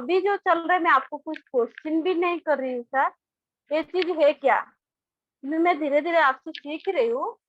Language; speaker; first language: Hindi; non-native, local second language; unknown